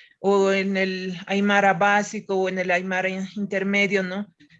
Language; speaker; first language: Spanish; native; Spanish